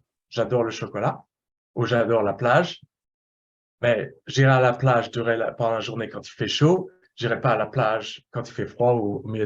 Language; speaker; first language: French; non-native, fluent; English